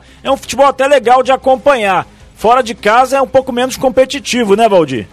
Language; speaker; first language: Portuguese; native; Portuguese